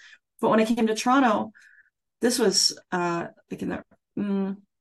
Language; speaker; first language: English; native; English